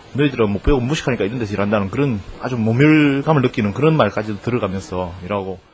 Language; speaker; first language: Korean; native; Korean